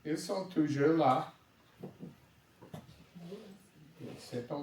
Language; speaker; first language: French; non-native, learner; English